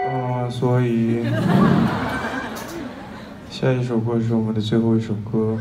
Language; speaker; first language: Chinese; non-native, fluent; Korean